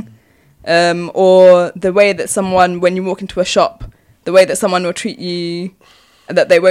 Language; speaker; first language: English; native; English